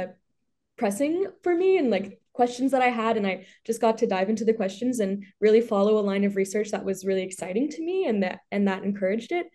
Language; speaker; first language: English; native; English